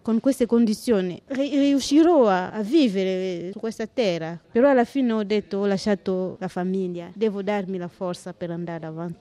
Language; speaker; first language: Italian; non-native, fluent; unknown